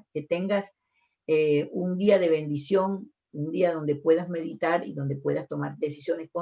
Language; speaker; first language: Spanish; native; Spanish